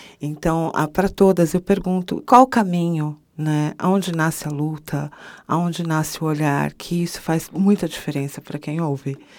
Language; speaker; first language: Portuguese; native; Portuguese